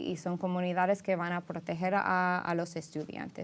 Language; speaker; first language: Spanish; early bilingual, heritage; English